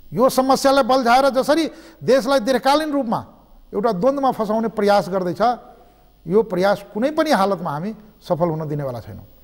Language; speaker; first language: Nepali; non-native, local second language; Maithili